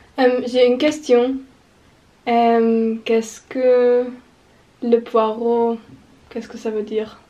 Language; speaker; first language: French; non-native, learner; German